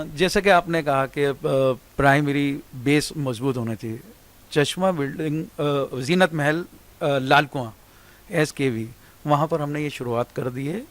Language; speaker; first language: Hindi; native; Hindi